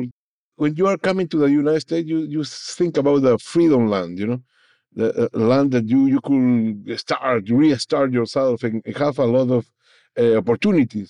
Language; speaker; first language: English; non-native, learner; Spanish